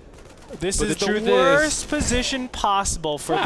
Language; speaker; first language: English; native; English